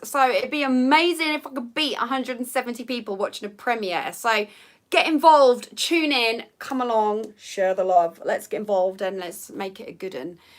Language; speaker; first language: English; native; English